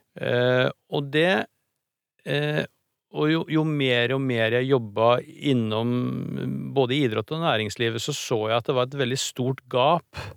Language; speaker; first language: Norwegian; native; Norwegian